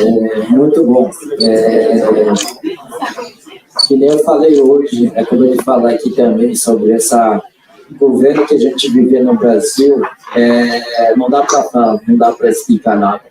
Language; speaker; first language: Portuguese; non-native, local second language; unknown